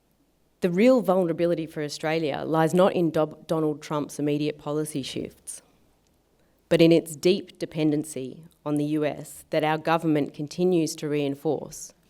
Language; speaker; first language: English; native; English